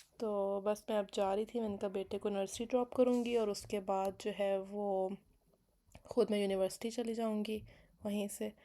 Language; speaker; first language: Urdu; native; Urdu